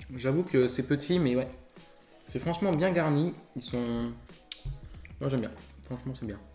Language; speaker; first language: French; native; French